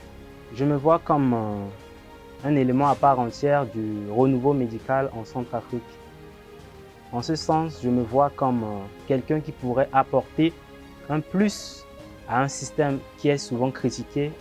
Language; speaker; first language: French; non-native, local second language; Sango